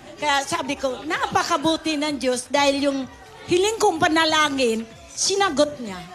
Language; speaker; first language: Filipino; non-native, local second language; Bikol